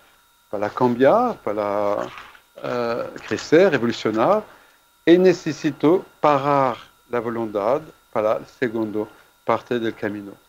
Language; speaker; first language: Spanish; non-native, fluent; French